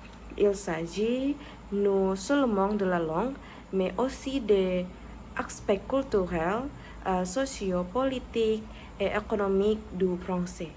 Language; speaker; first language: French; non-native, learner; Indonesian